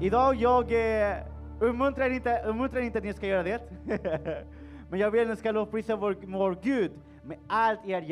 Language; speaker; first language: Swedish; non-native, fluent; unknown